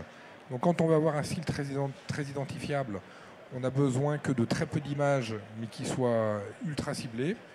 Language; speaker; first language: French; native; French